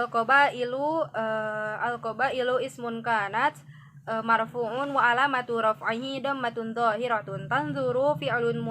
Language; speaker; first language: Arabic; non-native, learner; Indonesian